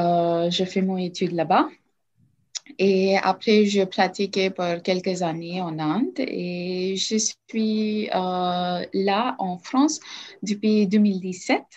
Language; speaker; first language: French; non-native, learner; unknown